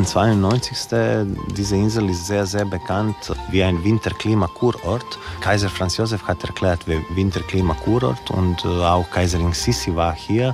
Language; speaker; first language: German; non-native, learner; Croatian